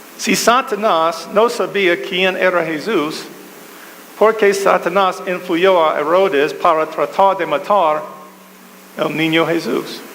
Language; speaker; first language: Spanish; non-native, fluent; English